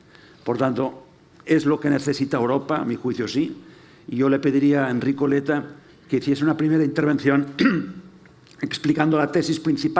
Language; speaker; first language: Spanish; native; Spanish